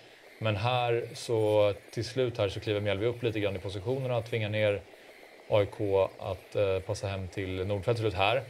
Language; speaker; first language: Swedish; native; Swedish